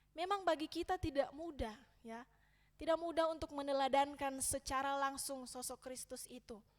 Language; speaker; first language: Indonesian; native; Indonesian